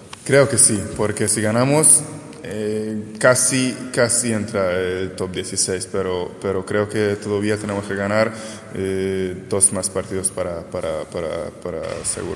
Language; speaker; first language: Spanish; non-native, learner; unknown